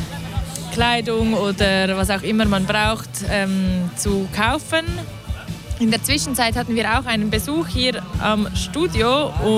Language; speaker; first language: German; native; German